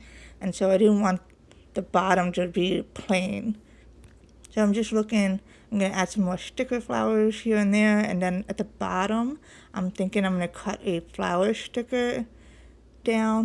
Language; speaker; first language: English; native; English